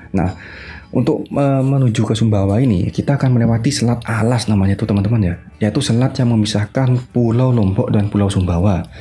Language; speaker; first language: Indonesian; non-native, local second language; Madurese